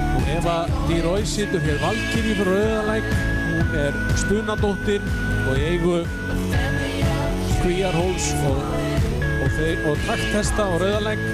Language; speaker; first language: Icelandic; native; Icelandic